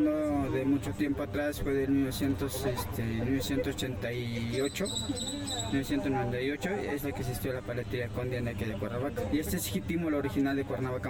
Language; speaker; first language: Spanish; non-native, local second language; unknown